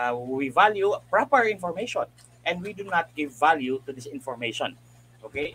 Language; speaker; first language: English; non-native, local second language; Filipino